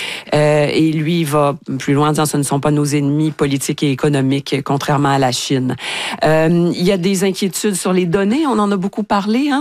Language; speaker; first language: French; native; French